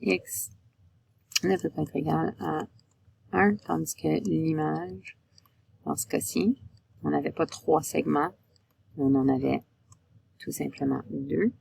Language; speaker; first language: French; native; French